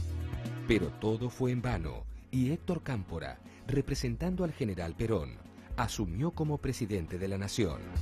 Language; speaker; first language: Spanish; native; Spanish